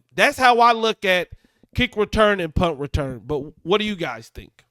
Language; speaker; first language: English; native; English